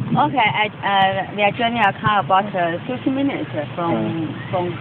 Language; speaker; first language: English; non-native, learner; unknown